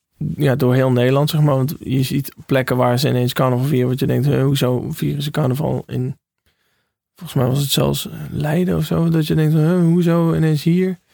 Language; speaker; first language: Dutch; native; Dutch